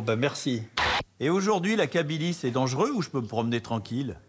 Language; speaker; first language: French; native; French